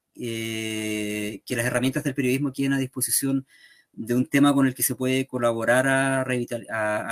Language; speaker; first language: Spanish; native; Spanish